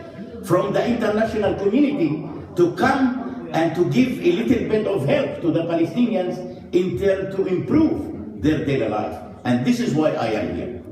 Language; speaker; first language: English; non-native, fluent; Arabic